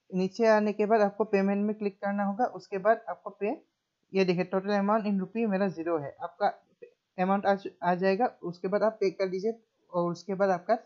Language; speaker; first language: Hindi; non-native, local second language; Assamese